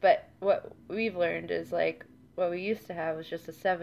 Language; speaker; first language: English; native; English